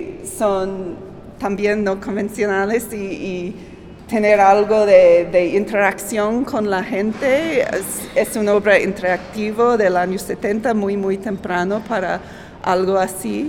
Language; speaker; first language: Spanish; non-native, fluent; English